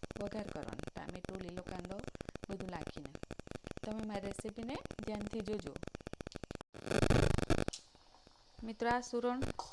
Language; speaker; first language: Gujarati; non-native, local second language; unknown